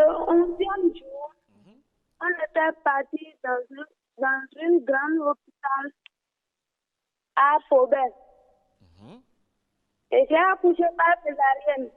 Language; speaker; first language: French; non-native, learner; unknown